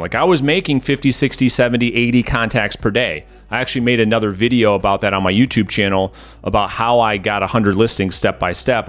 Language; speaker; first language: English; native; English